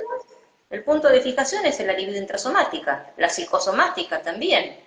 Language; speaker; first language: Spanish; native; Spanish